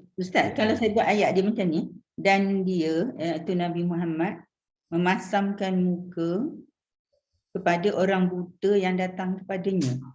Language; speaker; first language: Malay; native; Malay